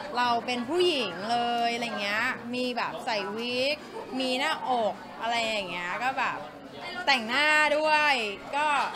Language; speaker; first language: Thai; native; Thai